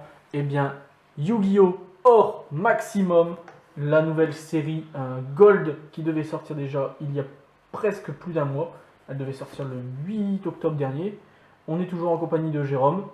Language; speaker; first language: French; native; French